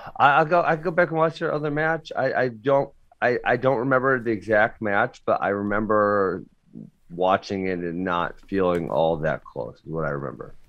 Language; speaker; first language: English; native; English